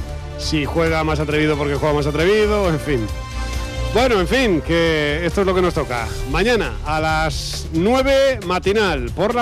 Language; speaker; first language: Spanish; native; Spanish